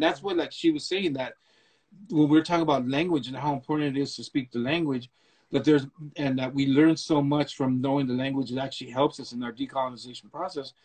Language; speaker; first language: English; early bilingual, other home language; Spanish